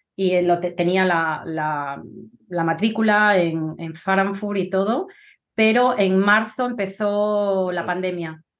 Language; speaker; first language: Spanish; native; Spanish